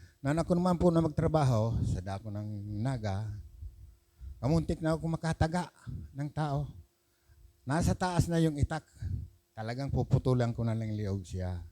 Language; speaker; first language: Filipino; non-native, local second language; Masbatenyo